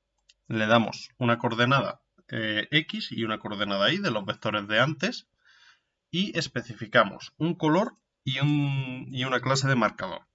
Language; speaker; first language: Spanish; native; Spanish